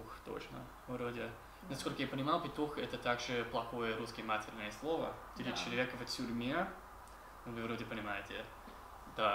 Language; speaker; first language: Russian; non-native, learner; English